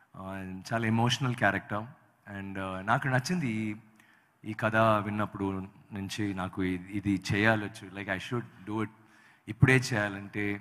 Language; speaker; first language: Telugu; non-native, learner; Tamil